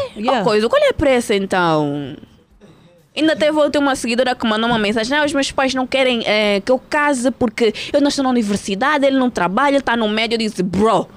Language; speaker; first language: Portuguese; early bilingual, heritage; Portuguese